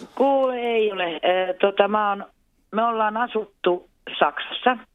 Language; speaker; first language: Finnish; non-native, local second language; Swedish